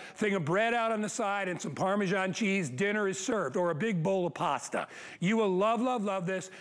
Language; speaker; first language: English; native; English